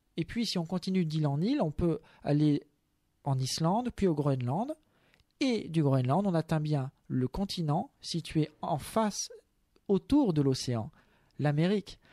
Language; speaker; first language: French; native; French